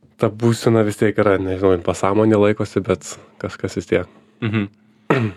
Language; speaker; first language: Lithuanian; native; Lithuanian